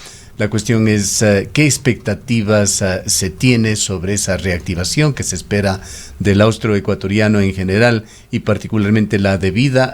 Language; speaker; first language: Spanish; native; Spanish